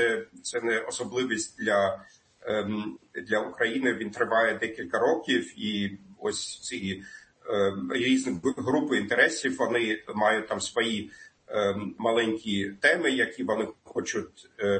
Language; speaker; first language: Ukrainian; non-native, fluent; German